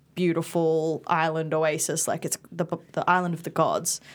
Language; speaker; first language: English; non-native, local second language; Indonesian